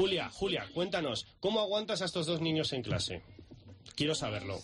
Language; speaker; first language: Spanish; native; Spanish